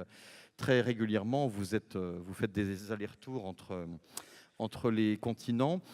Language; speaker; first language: French; native; French